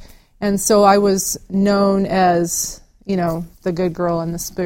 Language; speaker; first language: English; native; English